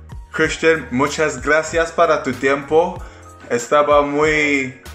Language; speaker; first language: Spanish; non-native, learner; English